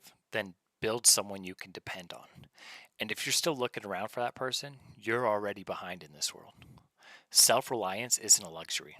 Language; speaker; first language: English; native; English